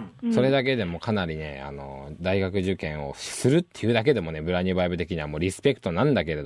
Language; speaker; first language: Japanese; native; Japanese